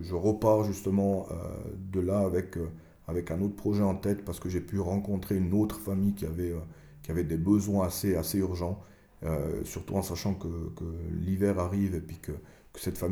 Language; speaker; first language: French; early bilingual, other home language; Albanian